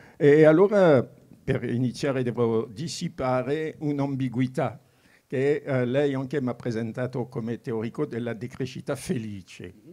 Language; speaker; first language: Italian; non-native, fluent; French